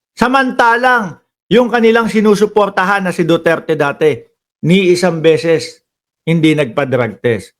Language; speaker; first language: Filipino; native; Filipino